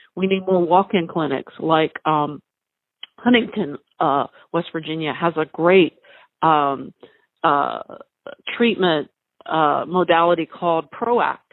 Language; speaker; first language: English; native; English